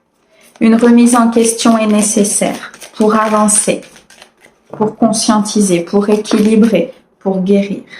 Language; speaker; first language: French; native; French